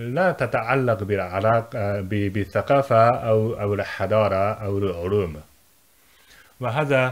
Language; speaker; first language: Arabic; non-native, fluent; Japanese